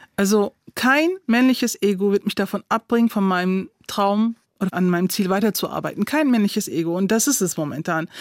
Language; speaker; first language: German; early bilingual, other home language; Turkish